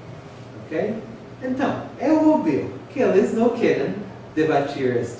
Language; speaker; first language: Portuguese; non-native, fluent; English